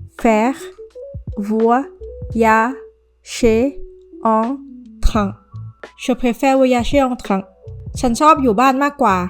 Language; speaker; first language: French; non-native, fluent; Thai